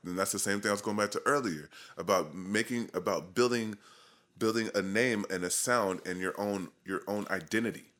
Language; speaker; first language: English; native; English